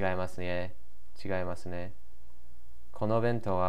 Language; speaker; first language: Japanese; non-native, learner; English